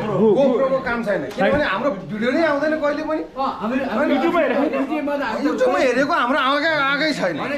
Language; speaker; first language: Nepali; native; Nepali